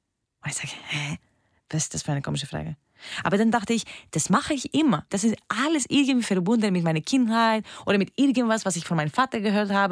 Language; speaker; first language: German; non-native, fluent; Greek